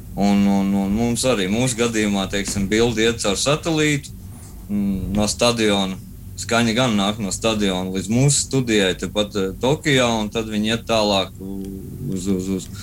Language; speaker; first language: Latvian; native; Latvian